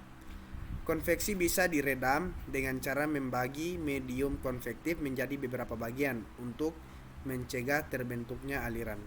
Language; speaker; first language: Indonesian; native; Indonesian